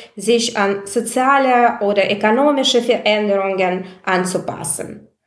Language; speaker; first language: German; non-native, fluent; Russian